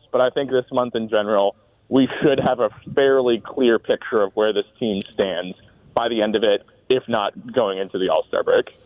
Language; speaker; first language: English; native; English